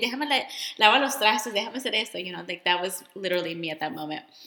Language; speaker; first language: English; early bilingual, other home language; Spanish